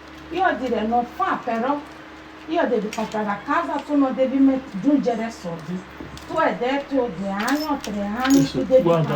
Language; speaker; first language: Italian; non-native, learner; Nigerian Pidgin